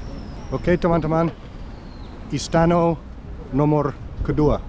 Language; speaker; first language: Indonesian; non-native, learner; English